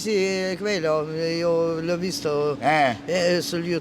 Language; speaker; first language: Italian; non-native, learner; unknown